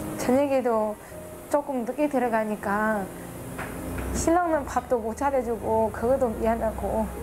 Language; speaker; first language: Korean; non-native, fluent; Chinese